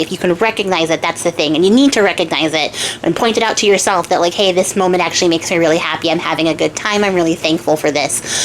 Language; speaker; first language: English; native; English